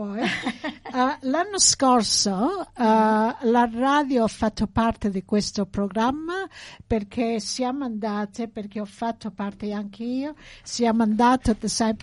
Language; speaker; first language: Italian; early bilingual, heritage; English